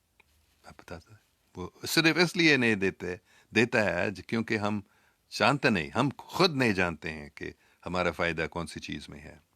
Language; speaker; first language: Hindi; non-native, local second language; English